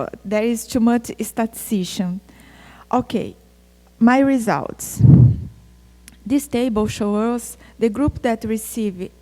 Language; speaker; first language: English; non-native, fluent; Portuguese